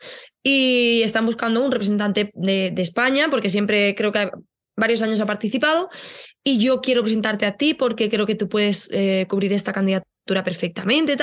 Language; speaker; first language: Spanish; native; Spanish